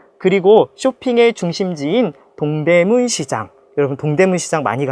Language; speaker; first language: Korean; native; Korean